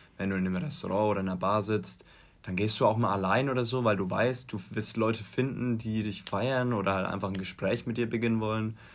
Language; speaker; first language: German; native; German